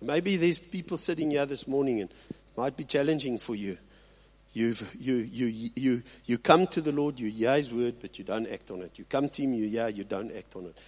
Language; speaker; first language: English; non-native, local second language; Afrikaans